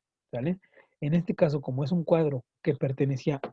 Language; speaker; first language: Spanish; native; Spanish